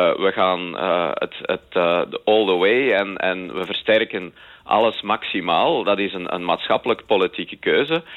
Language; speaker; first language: Dutch; native; Dutch